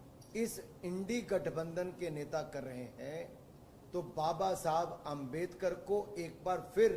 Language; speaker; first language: Hindi; native; Hindi